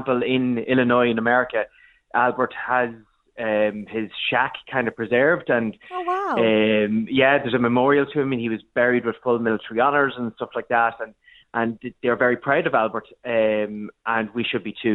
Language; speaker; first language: English; native; English